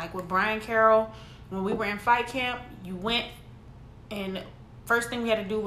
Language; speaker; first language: English; native; English